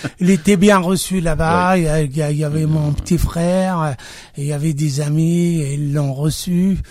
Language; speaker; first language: French; non-native, local second language; Kabyle